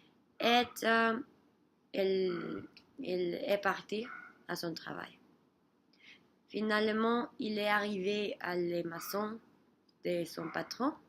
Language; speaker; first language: French; non-native, learner; Spanish